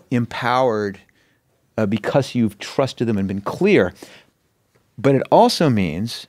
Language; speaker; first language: English; native; English